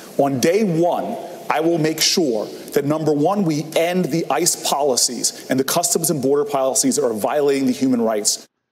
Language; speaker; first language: English; native; English